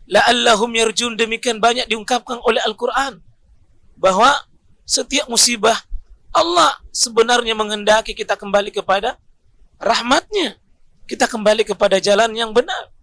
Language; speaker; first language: Indonesian; native; Indonesian